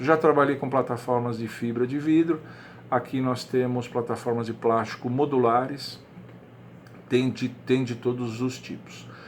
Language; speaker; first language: Portuguese; native; Portuguese